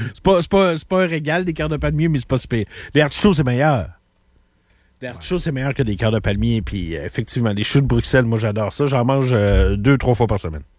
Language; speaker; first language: French; native; French